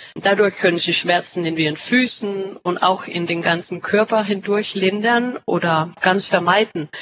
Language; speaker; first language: German; non-native, fluent; Danish